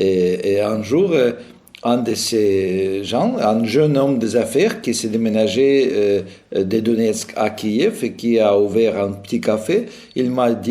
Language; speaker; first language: French; non-native, fluent; Russian